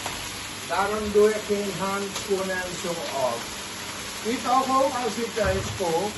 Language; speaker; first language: Dutch; non-native, local second language; Caribbean Hindustani